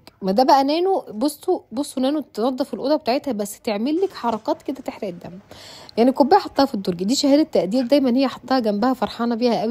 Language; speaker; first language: Arabic; native; Arabic